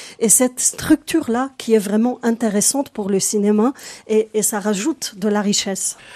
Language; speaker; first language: French; non-native, local second language; Arabic